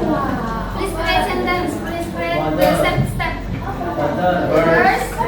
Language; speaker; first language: English; non-native, learner; Indonesian